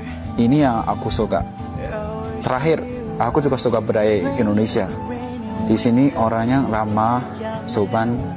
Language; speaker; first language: Indonesian; non-native, fluent; Chinese